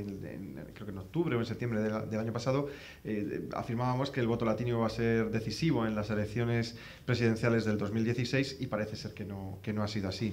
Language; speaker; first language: Spanish; native; Spanish